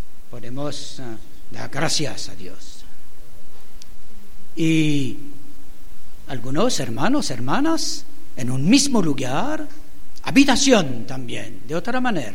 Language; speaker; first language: Spanish; non-native, learner; French